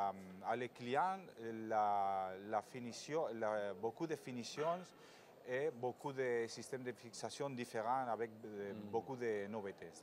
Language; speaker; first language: French; non-native, fluent; Spanish